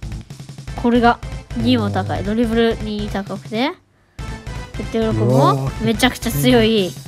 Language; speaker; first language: Japanese; native; Japanese